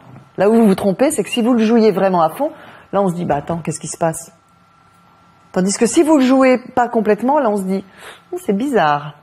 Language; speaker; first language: French; native; French